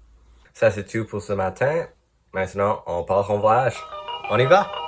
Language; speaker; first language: French; non-native, learner; English